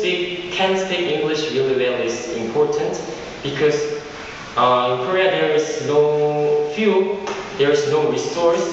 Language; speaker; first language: English; non-native, fluent; Korean